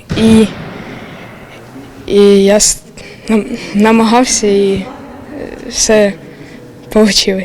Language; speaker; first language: Ukrainian; non-native, local second language; Russian